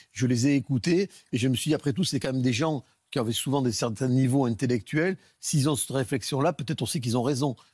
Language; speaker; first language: French; native; French